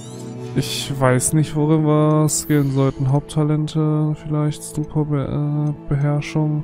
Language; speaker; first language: German; native; German